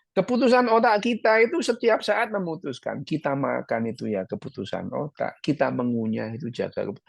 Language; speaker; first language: Indonesian; early bilingual, other home language; Arabic